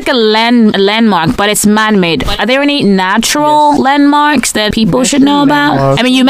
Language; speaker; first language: English; non-native, local second language; Yoruba